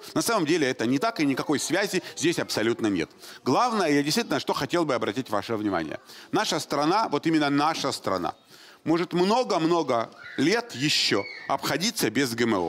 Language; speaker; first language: Russian; native; Russian